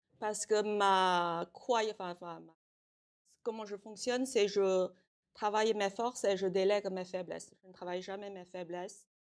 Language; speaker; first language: French; non-native, fluent; Chinese